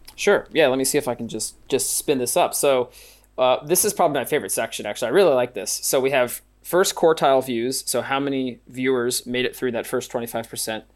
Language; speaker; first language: English; native; English